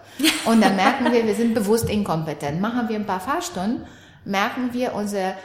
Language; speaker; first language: German; early bilingual, other home language; Romanian